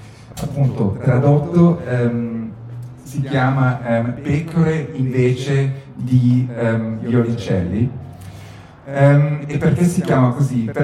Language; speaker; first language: Italian; native; Italian